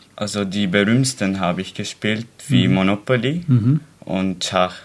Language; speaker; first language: German; non-native, learner; Arabic